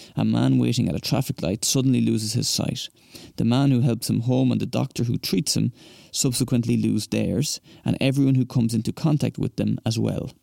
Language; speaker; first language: English; native; English